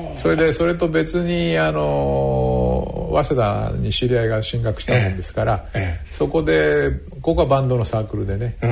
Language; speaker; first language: Japanese; native; Japanese